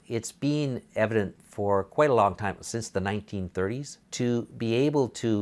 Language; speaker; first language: English; native; English